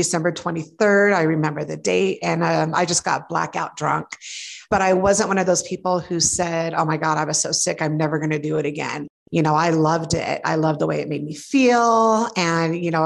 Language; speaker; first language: English; native; English